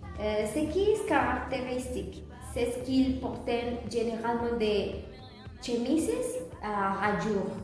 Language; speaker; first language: French; non-native, learner; Spanish